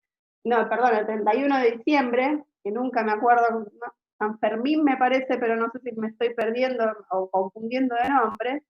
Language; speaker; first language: Spanish; native; Spanish